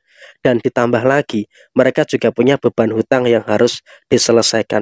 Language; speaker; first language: Indonesian; native; Indonesian